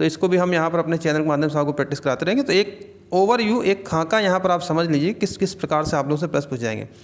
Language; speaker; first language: Hindi; native; Hindi